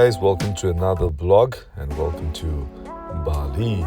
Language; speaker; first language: English; non-native, local second language; Assamese